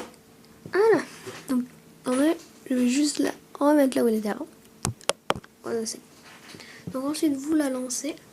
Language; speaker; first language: French; native; French